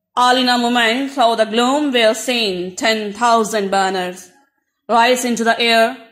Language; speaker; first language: English; non-native, local second language; Urdu